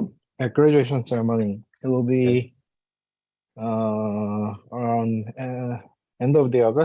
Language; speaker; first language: English; non-native, learner; Korean